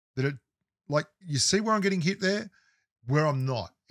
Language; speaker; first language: English; native; English